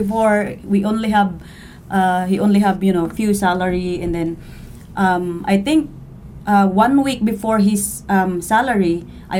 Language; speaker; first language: English; non-native, local second language; Cebuano